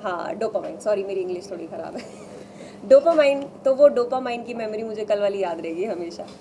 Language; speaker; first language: Hindi; non-native, local second language; Punjabi